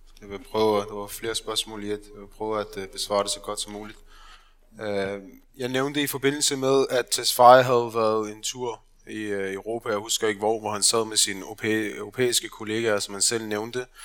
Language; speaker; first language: Danish; early bilingual, other home language; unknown